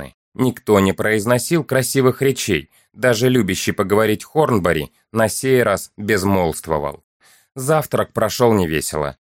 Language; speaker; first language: Russian; native; Russian